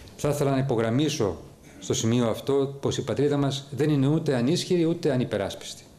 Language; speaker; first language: Greek; early bilingual, heritage; Greek